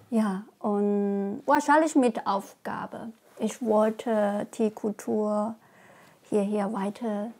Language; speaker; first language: German; non-native, learner; Chinese